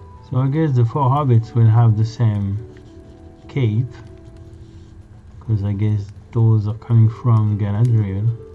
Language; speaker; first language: English; non-native, fluent; French